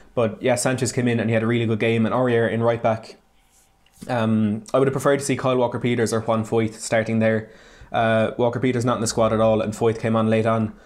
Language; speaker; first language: English; native; English